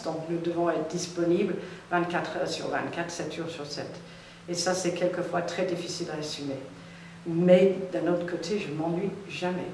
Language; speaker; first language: French; non-native, fluent; English